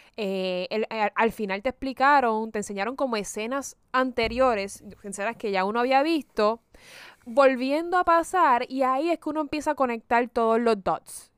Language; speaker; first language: Spanish; native; Spanish